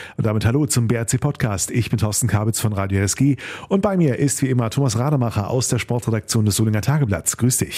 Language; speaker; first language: German; native; German